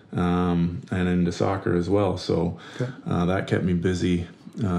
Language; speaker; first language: English; native; English